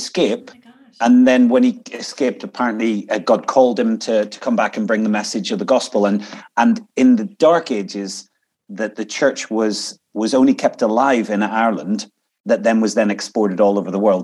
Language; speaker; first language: English; native; English